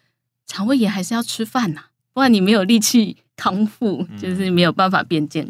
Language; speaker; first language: Chinese; native; Chinese